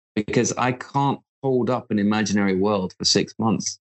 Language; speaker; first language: English; native; English